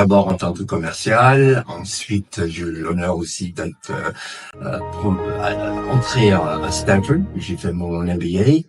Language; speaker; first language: French; non-native, fluent; English